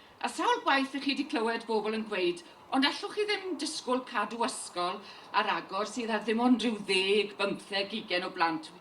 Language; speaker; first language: Welsh; native; Welsh